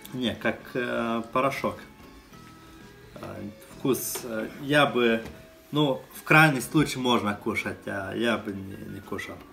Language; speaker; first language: Russian; non-native, fluent; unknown